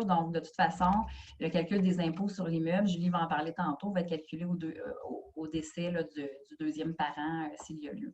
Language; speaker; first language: French; native; French